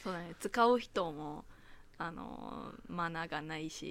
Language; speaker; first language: Japanese; non-native, fluent; Chinese